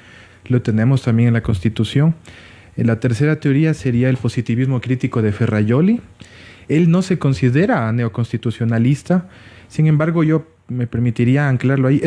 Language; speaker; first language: Spanish; native; Spanish